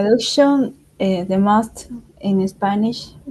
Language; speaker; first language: English; non-native, learner; Spanish